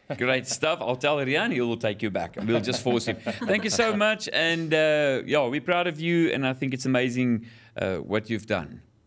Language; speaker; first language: English; non-native, local second language; Afrikaans